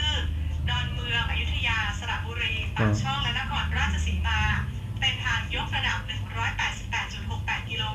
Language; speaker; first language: Thai; native; Thai